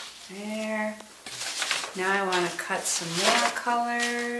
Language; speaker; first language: English; native; English